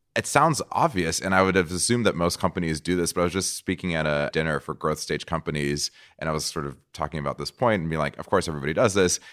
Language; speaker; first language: English; non-native, fluent; Portuguese